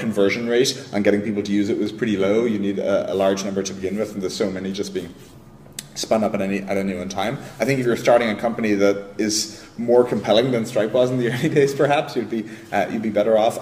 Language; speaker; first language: English; native; English